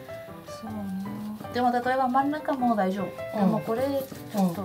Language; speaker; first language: Japanese; non-native, learner; Spanish